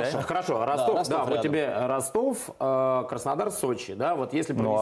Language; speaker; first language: Russian; native; Russian